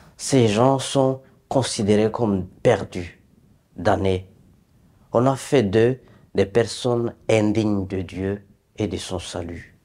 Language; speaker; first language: French; native; French